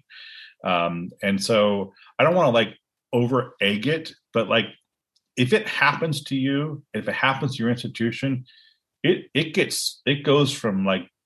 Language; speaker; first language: English; native; English